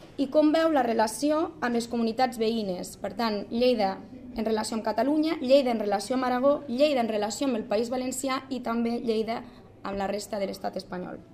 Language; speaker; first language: Catalan; native; Catalan